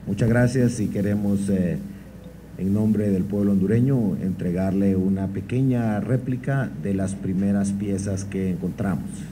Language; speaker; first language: Spanish; native; Spanish